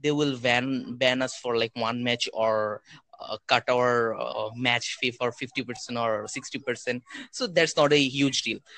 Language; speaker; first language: English; non-native, local second language; Bangla